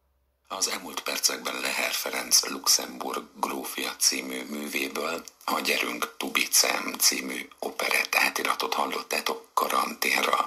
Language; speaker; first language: Hungarian; native; Hungarian